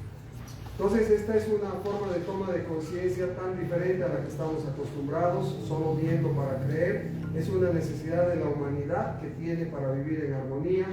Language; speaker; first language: Spanish; native; Spanish